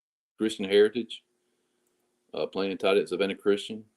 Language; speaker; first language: English; native; English